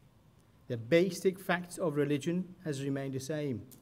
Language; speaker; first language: English; non-native, fluent; Persian